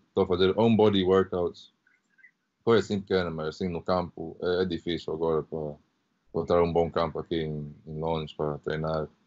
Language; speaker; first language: Portuguese; early bilingual, heritage; Portuguese